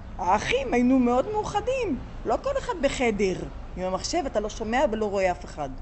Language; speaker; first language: Hebrew; native; Hebrew